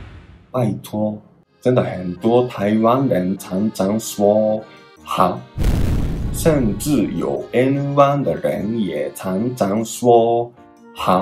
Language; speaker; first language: Chinese; non-native, fluent; Japanese